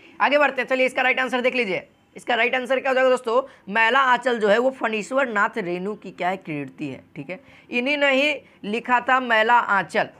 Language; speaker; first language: Hindi; native; Hindi